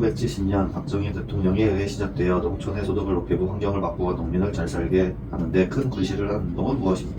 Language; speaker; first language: Korean; native; Korean